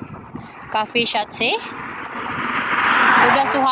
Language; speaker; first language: German; non-native, learner; Filipino